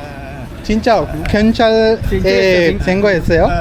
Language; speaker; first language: Korean; non-native, learner; Sinhala